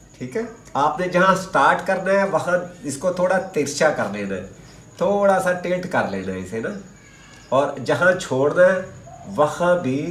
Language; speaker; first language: Urdu; native; Urdu